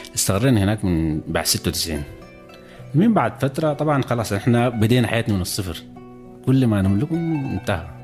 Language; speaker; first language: Arabic; native; Arabic